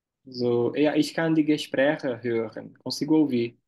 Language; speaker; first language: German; non-native, fluent; Portuguese